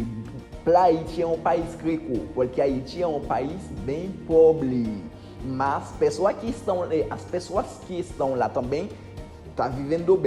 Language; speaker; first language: Portuguese; non-native, learner; Haitian Creole